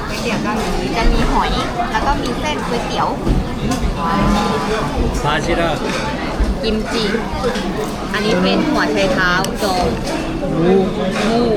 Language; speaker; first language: Thai; native; Thai